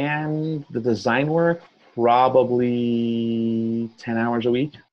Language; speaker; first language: English; native; English